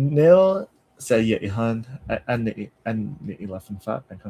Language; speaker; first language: Vietnamese; non-native, learner; English